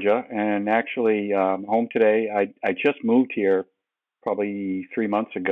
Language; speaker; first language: English; native; English